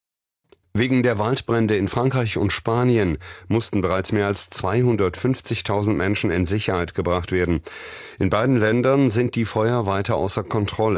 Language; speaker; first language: German; native; German